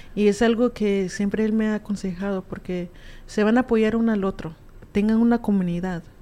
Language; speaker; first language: Spanish; early bilingual, heritage; Spanish